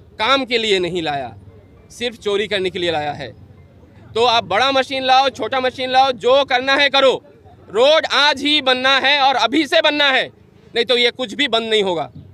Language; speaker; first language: Hindi; non-native, local second language; Bangla